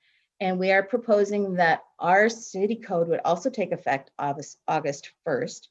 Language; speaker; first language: English; native; English